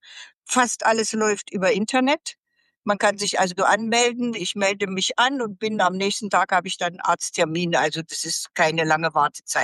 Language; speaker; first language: German; native; German